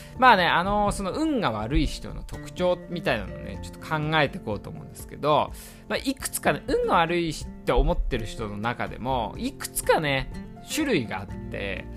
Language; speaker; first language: Japanese; native; Japanese